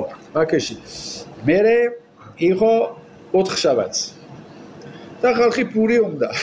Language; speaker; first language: Georgian; non-native, learner; French